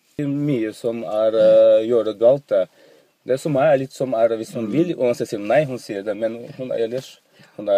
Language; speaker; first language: Norwegian; non-native, learner; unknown